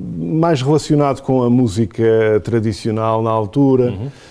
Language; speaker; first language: Portuguese; native; Portuguese